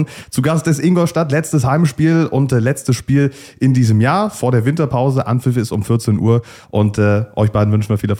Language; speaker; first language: German; native; German